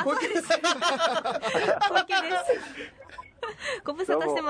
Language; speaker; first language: Japanese; native; Japanese